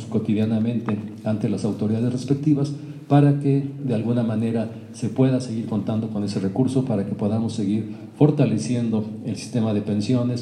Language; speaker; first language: Spanish; native; Spanish